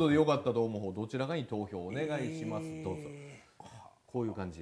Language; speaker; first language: Japanese; native; Japanese